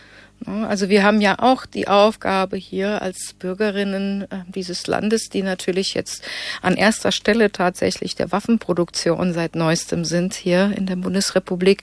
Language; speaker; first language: German; native; German